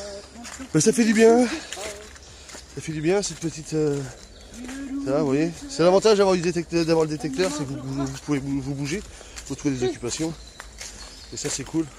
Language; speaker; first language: French; native; French